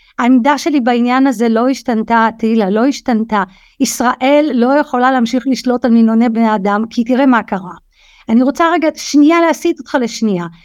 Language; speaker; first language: Hebrew; early bilingual, other home language; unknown